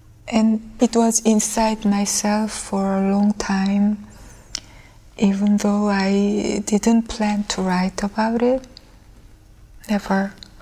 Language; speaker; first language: English; non-native, fluent; Korean